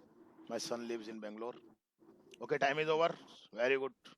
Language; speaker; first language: English; non-native, local second language; Hindi